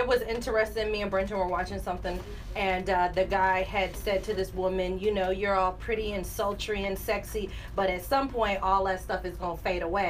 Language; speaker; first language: English; native; English